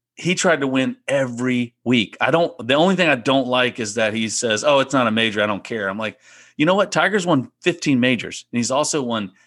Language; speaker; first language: English; native; English